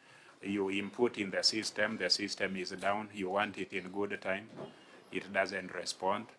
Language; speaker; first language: English; non-native, local second language; Luo (Kenya and Tanzania)